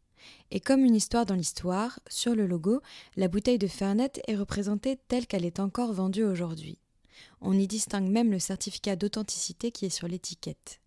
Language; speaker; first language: French; native; French